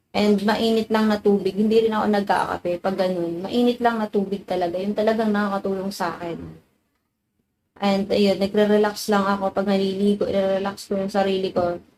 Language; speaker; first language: Filipino; native; Filipino